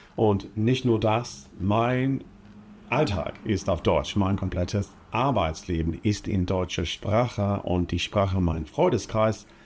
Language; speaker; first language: German; non-native, fluent; English